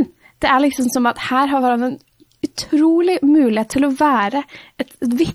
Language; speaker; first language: Norwegian; native; Norwegian